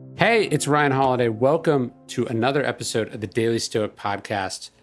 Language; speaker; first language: English; native; English